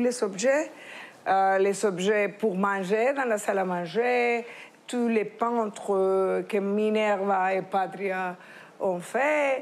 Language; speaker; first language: French; non-native, fluent; Spanish